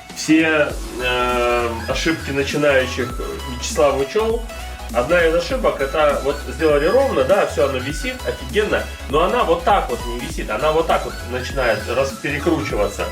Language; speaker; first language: Russian; native; Russian